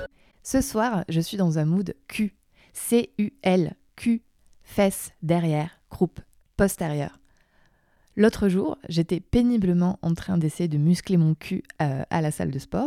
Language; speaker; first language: French; native; French